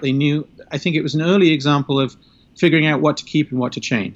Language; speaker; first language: English; native; English